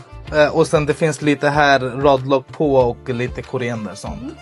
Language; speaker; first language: Swedish; non-native, fluent; Bangla